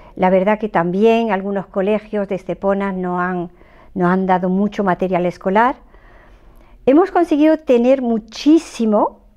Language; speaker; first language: Spanish; native; Spanish